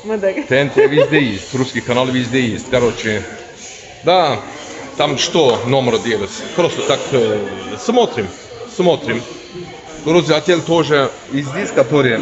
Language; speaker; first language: Russian; non-native, learner; Turkish